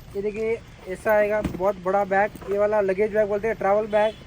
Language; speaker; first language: Hindi; non-native, local second language; Kannada